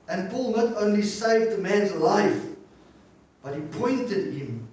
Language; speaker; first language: English; non-native, local second language; Afrikaans